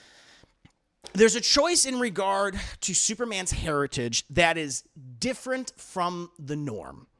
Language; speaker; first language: English; native; English